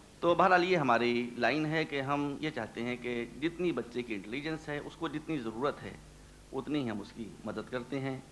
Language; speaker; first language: Urdu; native; Urdu